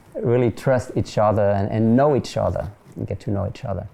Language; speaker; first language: English; non-native, fluent; French